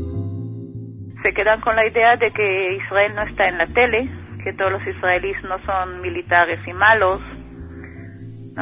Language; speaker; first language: Spanish; non-native, fluent; Hebrew